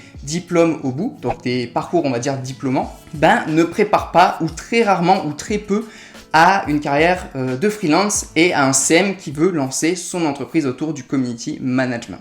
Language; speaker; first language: French; native; French